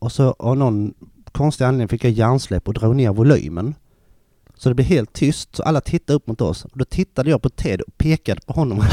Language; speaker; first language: Swedish; native; Swedish